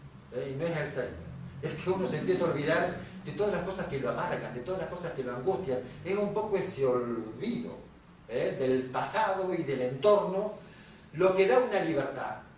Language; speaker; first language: Spanish; native; Spanish